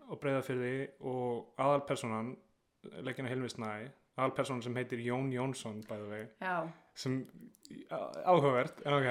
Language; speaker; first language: Icelandic; native; Icelandic